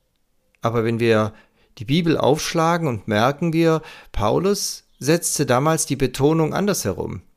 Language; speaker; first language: German; native; German